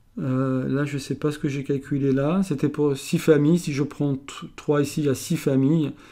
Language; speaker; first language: French; native; French